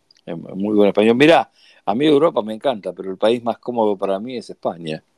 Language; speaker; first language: Spanish; native; Spanish